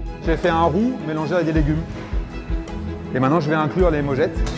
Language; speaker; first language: French; native; French